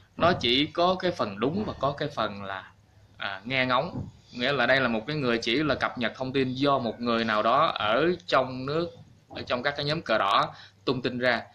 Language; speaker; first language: Vietnamese; native; Vietnamese